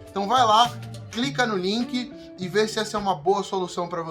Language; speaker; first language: Portuguese; native; Portuguese